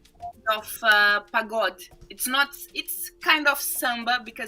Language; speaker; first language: English; non-native, fluent; Portuguese